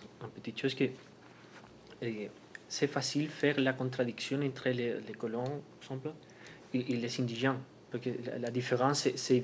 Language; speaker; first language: French; non-native, fluent; Spanish